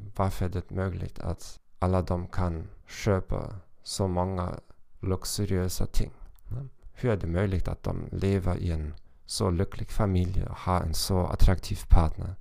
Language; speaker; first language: Swedish; non-native, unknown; German